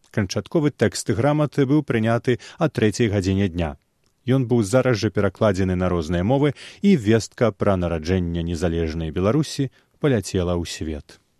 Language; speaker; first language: Belarusian; native; Belarusian